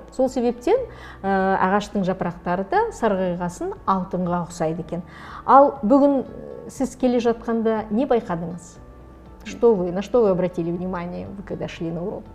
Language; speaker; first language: Kazakh; native; Kazakh